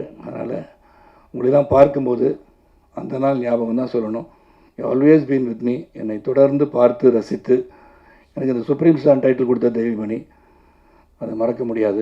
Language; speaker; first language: Tamil; native; Tamil